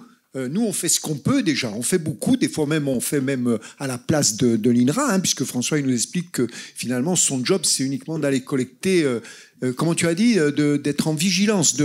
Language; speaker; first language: French; native; French